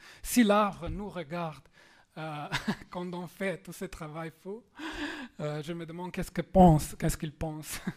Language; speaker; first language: French; non-native, fluent; Slovenian